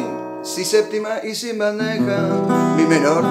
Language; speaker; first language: Spanish; native; Spanish